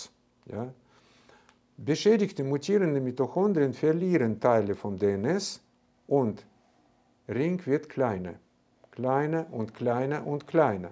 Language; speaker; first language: German; non-native, fluent; Russian